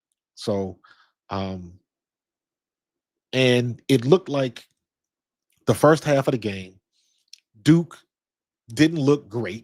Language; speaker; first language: English; native; English